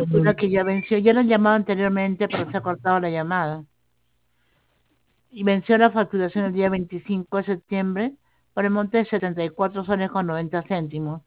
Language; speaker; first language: Spanish; native; Spanish